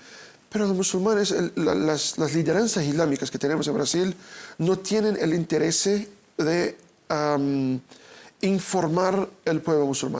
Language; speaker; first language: Spanish; non-native, fluent; Portuguese